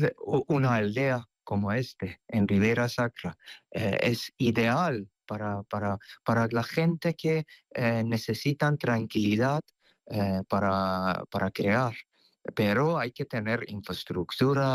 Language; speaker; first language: Spanish; non-native, fluent; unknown